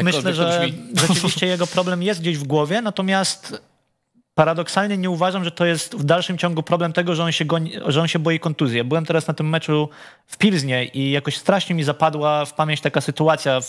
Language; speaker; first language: Polish; native; Polish